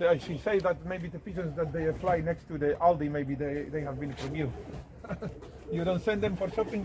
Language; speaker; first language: English; non-native, learner; Polish